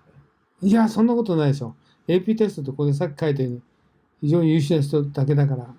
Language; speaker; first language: Japanese; native; Japanese